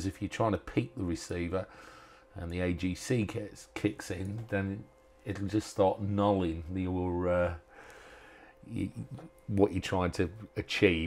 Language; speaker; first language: English; native; English